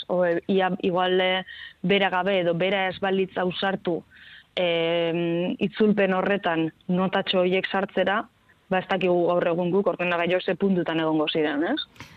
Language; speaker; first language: Basque; non-native, local second language; Spanish